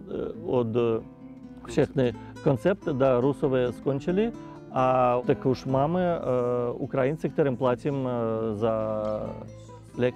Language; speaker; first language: Ukrainian; non-native, learner; Russian